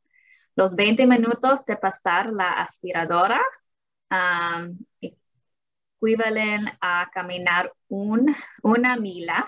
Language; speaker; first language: Spanish; early bilingual, heritage; English